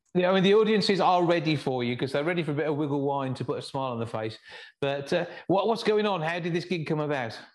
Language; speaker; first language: English; native; English